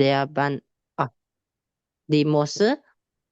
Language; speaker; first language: German; non-native, learner; Indonesian